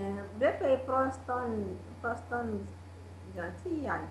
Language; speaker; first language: Greek; non-native, learner; Italian